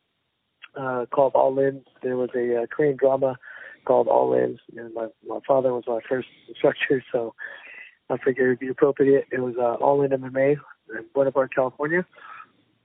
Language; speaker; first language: English; native; English